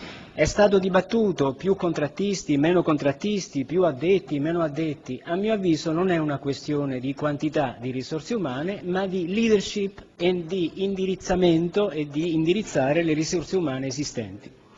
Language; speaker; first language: Italian; native; Italian